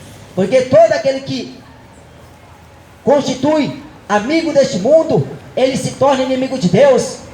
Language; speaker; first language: Portuguese; native; Portuguese